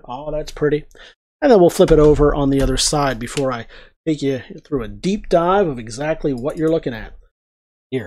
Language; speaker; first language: English; native; English